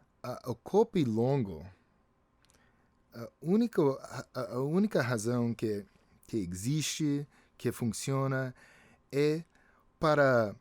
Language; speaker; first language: Portuguese; non-native, fluent; English